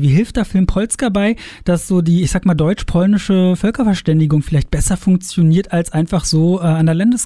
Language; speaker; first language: German; native; German